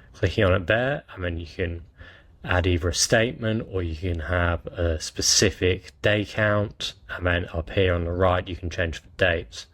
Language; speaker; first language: English; native; English